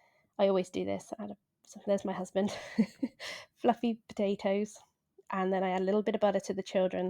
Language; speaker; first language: English; native; English